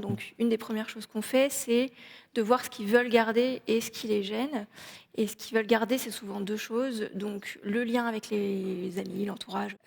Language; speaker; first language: French; native; French